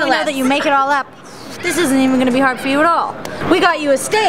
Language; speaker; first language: English; native; English